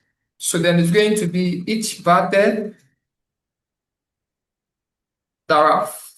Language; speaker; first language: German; non-native, fluent; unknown